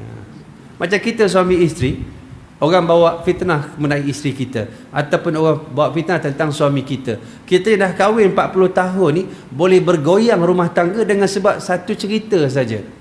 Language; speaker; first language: Malay; native; Malay